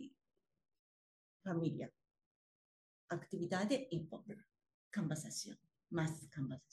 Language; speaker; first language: Spanish; non-native, learner; Japanese